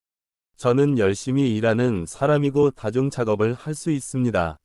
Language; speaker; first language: Korean; non-native, learner; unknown